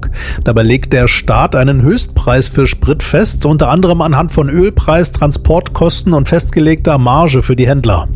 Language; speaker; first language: German; native; German